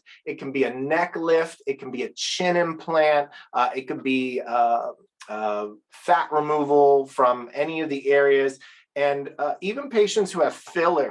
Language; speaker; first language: English; native; English